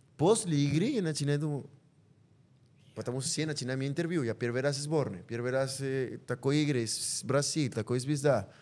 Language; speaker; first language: Russian; non-native, learner; Spanish